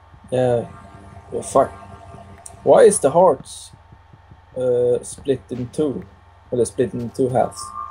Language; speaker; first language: English; non-native, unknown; Swedish